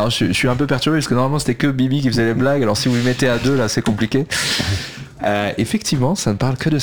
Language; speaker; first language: French; native; French